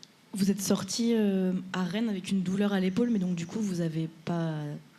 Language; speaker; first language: French; native; French